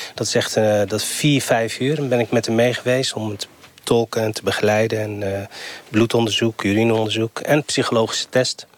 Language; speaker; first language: Dutch; early bilingual, other home language; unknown